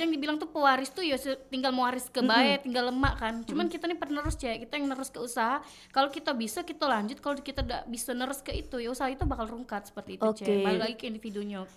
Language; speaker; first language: Indonesian; native; Indonesian